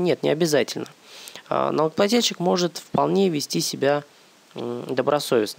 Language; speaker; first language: Russian; native; Russian